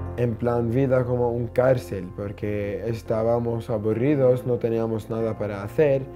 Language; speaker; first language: Spanish; non-native, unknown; Arabic